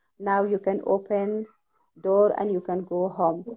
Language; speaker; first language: English; non-native, learner; Persian